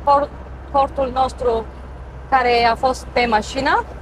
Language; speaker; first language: Romanian; non-native, fluent; Bulgarian